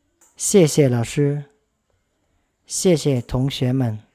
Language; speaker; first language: Chinese; non-native, fluent; Lao